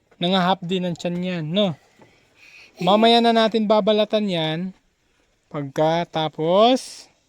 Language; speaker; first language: Filipino; non-native, local second language; Cebuano